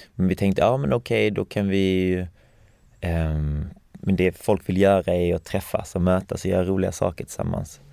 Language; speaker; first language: Swedish; native; Swedish